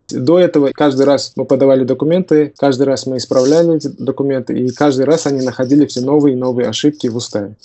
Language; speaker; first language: Russian; non-native, local second language; Tajik